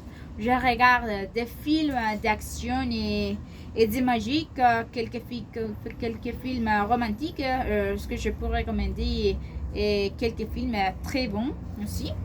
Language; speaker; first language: French; non-native, learner; Spanish